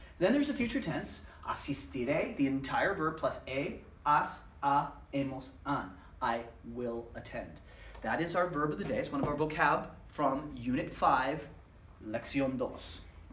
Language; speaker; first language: English; native; English